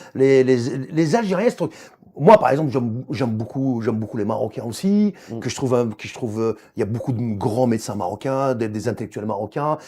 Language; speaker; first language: French; non-native, local second language; Arabic